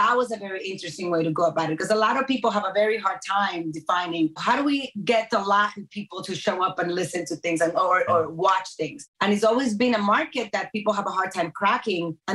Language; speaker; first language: English; early bilingual, other home language; Spanish